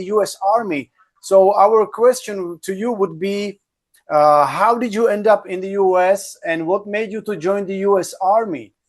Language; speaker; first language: English; non-native, fluent; Czech